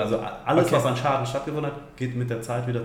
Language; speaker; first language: German; native; German